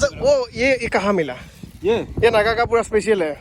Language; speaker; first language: Hindi; non-native, local second language; Assamese